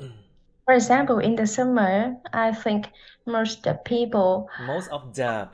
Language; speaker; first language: English; non-native, learner; Vietnamese